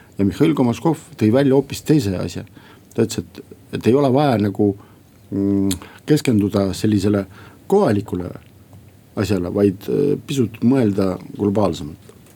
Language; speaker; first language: Estonian; non-native, local second language; Russian